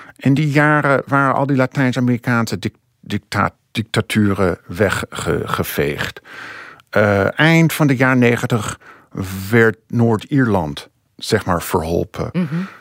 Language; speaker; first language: Dutch; non-native, fluent; English